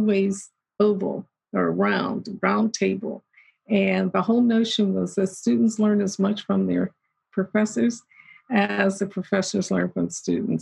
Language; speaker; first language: English; native; English